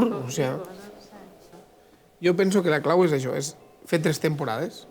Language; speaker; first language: Catalan; native; Catalan